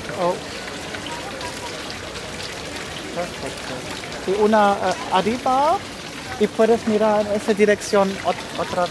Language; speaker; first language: Spanish; non-native, learner; German